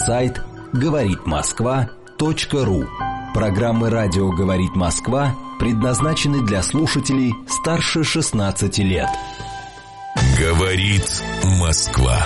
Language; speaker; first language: Russian; native; Russian